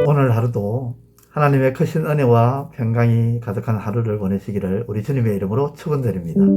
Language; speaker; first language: Korean; native; Korean